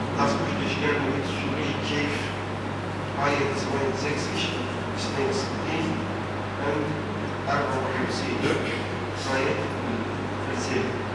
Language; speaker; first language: German; non-native, fluent; Turkish